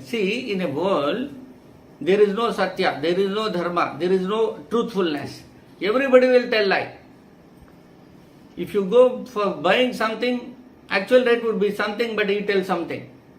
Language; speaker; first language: English; non-native, local second language; Telugu